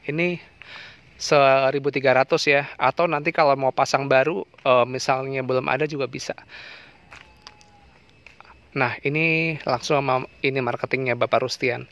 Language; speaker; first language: Indonesian; native; Indonesian